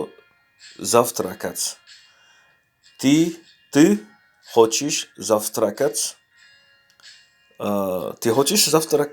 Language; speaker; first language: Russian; non-native, learner; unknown